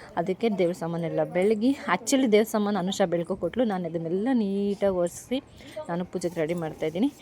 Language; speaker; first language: Kannada; non-native, local second language; Lambadi